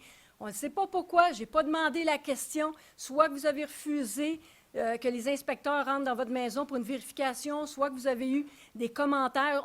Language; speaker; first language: French; native; French